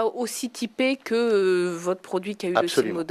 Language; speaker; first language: French; native; French